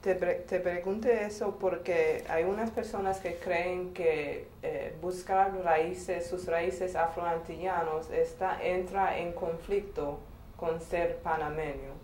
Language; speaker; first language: Spanish; non-native, fluent; English